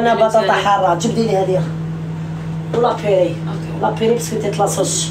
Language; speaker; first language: Arabic; native; Arabic